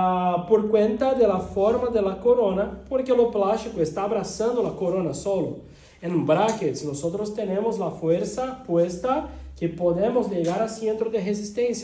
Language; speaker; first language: Spanish; non-native, fluent; Portuguese